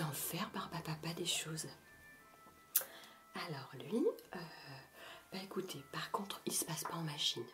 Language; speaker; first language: French; native; French